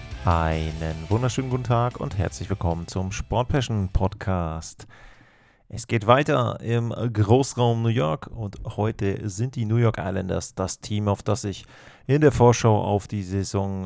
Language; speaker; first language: German; native; German